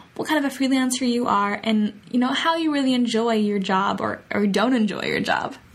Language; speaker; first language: English; native; English